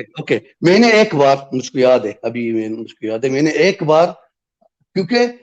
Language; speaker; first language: Hindi; non-native, fluent; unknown